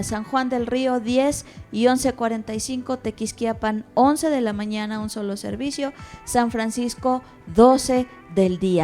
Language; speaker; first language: Spanish; native; Spanish